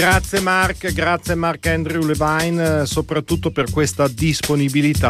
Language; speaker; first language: Italian; native; Italian